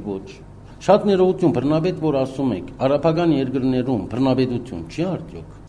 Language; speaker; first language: Armenian; early bilingual, heritage; Armenian